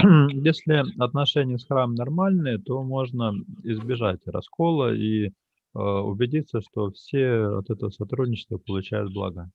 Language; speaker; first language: Russian; native; Russian